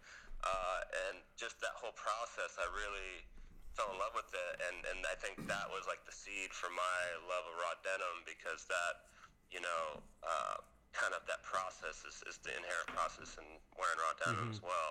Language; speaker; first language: English; native; English